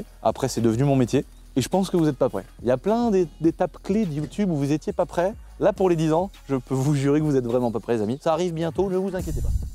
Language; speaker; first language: French; native; French